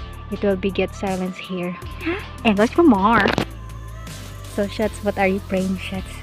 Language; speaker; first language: English; non-native, local second language; Cebuano